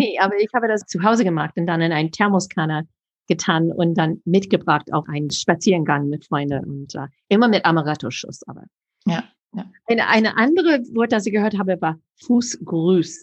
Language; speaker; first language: German; non-native, learner; English